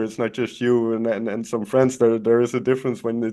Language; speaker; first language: English; non-native, fluent; Dutch